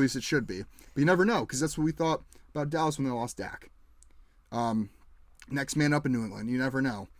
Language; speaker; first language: English; native; English